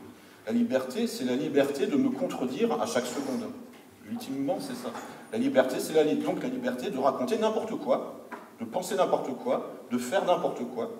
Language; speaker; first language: French; native; French